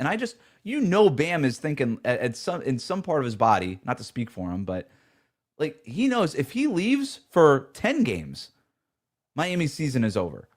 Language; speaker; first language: English; native; English